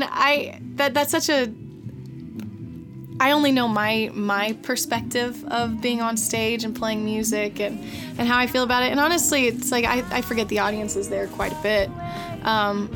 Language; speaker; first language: English; native; English